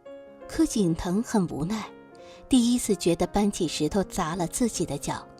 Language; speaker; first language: Chinese; native; Chinese